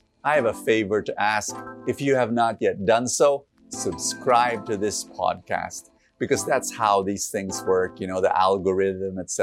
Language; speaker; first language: English; non-native, local second language; Filipino